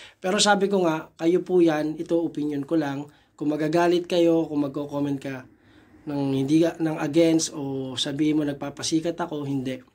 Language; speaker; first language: Filipino; native; Filipino